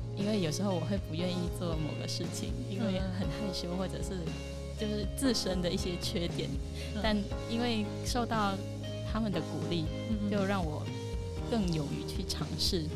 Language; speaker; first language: Chinese; non-native, fluent; Spanish